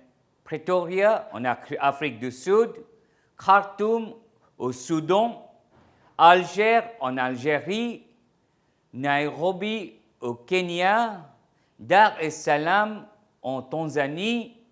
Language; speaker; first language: French; non-native, fluent; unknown